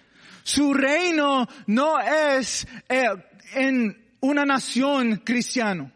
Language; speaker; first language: Spanish; non-native, learner; English